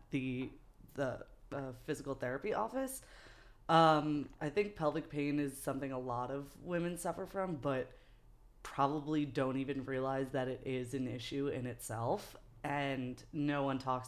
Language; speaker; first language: English; native; English